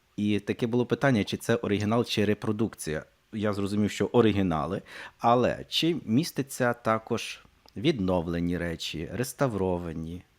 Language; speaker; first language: Ukrainian; native; Ukrainian